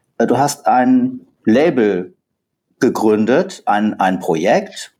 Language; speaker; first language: German; native; German